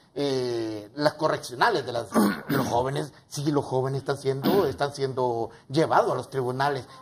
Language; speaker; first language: Spanish; native; Spanish